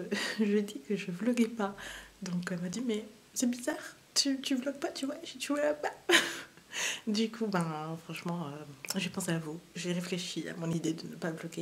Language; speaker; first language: French; native; French